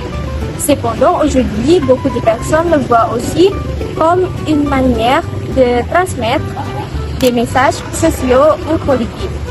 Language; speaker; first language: French; non-native, learner; Indonesian